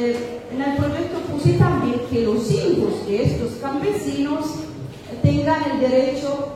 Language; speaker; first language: Spanish; non-native, fluent; Amharic